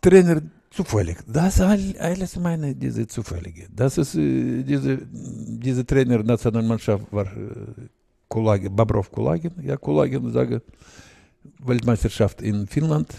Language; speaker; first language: German; non-native, learner; Russian